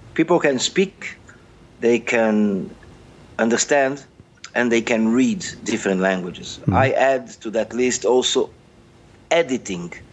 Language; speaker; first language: English; non-native, fluent; Portuguese